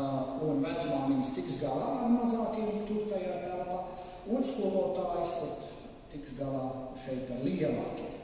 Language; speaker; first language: Latvian; native; Latvian